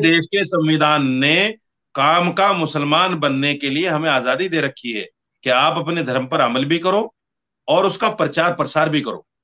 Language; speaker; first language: Hindi; native; Hindi